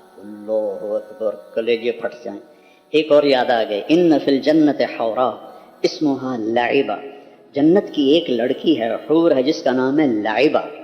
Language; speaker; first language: Urdu; non-native, local second language; Punjabi